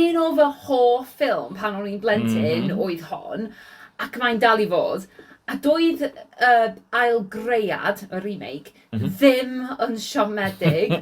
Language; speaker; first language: Welsh; non-native, learner; English